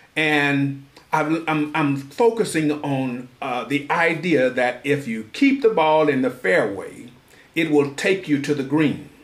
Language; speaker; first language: English; native; English